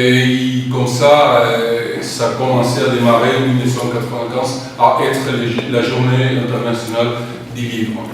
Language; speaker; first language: French; non-native, fluent; Spanish